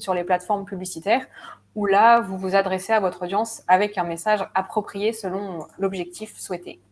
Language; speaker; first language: French; native; French